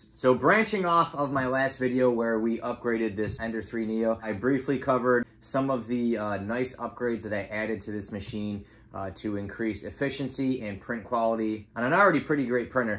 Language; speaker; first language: English; native; English